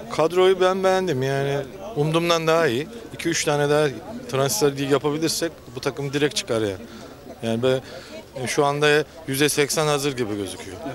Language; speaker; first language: Turkish; native; Turkish